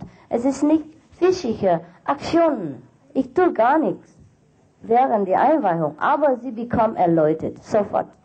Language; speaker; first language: German; non-native, fluent; Vietnamese